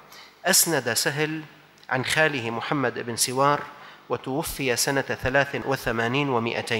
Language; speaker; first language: Arabic; native; Arabic